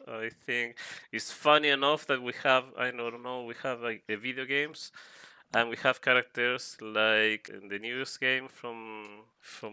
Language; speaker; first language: English; non-native, fluent; Spanish